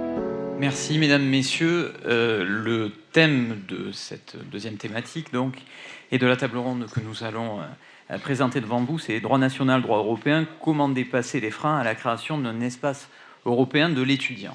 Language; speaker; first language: French; native; French